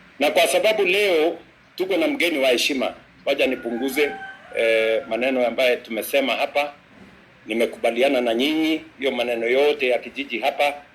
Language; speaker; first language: Swahili; non-native, local second language; Kalenjin